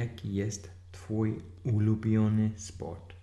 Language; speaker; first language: Polish; non-native, learner; English